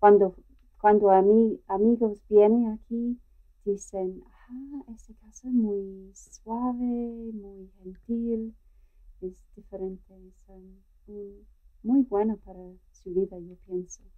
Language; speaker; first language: Spanish; non-native, learner; English